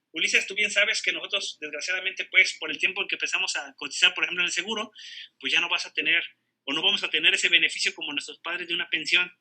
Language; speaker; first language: Spanish; native; Spanish